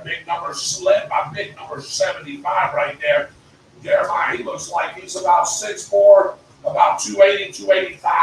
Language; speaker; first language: English; native; English